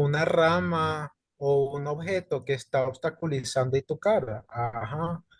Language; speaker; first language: Spanish; native; Spanish